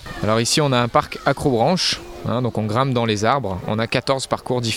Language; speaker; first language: French; native; French